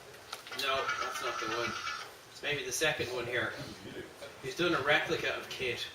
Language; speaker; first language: English; native; English